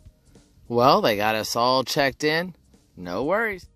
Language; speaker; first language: English; native; English